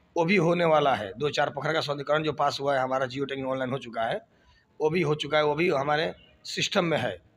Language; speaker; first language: Hindi; native; Hindi